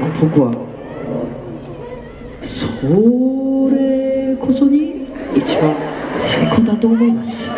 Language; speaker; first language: Japanese; non-native, learner; Korean